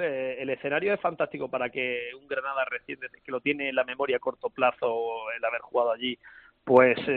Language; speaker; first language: Spanish; native; Spanish